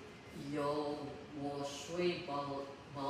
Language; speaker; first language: Chinese; non-native, learner; Filipino